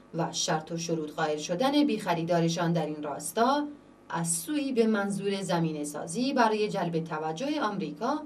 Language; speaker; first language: Persian; non-native, local second language; Central Kurdish